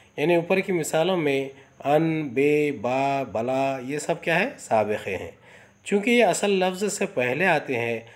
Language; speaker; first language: Urdu; native; Urdu